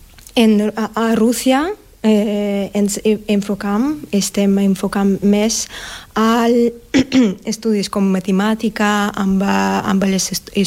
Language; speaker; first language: Catalan; non-native, learner; Russian